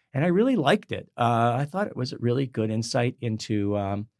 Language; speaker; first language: English; native; English